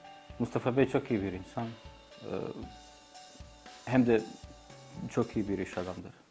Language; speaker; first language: Turkish; non-native, fluent; Bosnian